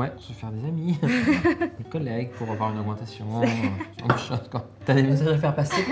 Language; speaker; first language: French; native; French